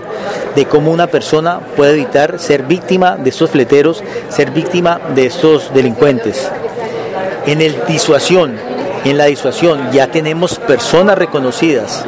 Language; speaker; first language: Spanish; native; Spanish